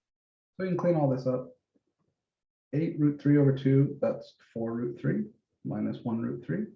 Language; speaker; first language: English; native; English